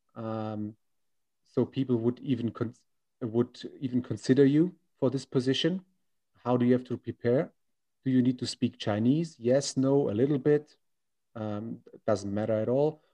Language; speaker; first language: English; non-native, fluent; German